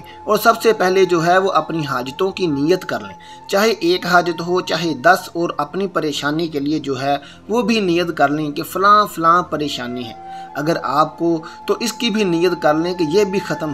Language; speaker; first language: Urdu; native; Urdu